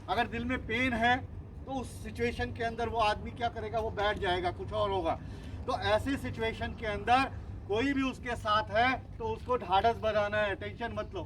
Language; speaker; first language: Hindi; native; Hindi